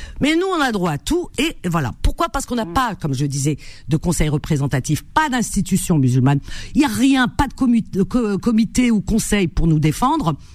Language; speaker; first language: French; native; French